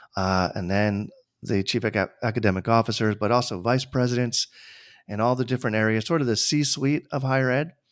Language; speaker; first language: English; native; English